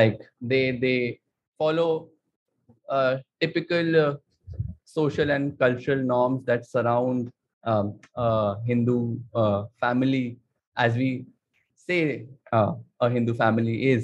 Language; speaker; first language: English; non-native, local second language; Hindi